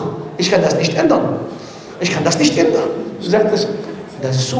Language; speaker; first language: German; non-native, learner; Arabic